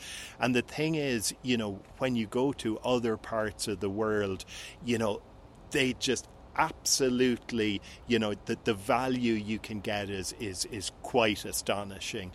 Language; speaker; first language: English; native; English